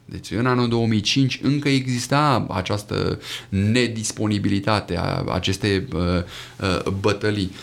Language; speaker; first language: Romanian; native; Romanian